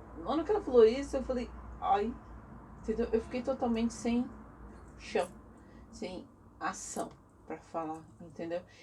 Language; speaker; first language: Portuguese; native; Portuguese